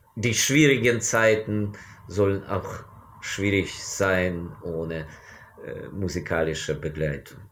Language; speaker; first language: German; non-native, fluent; Ukrainian